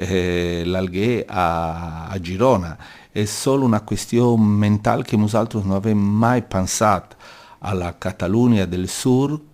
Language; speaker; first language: Catalan; non-native, local second language; Italian